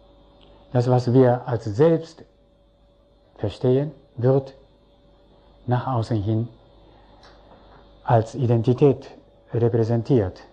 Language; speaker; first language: German; non-native, fluent; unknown